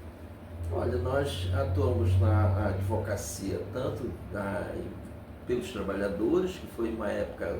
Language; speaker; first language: Portuguese; native; Portuguese